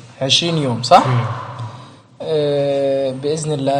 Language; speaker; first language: Arabic; native; Arabic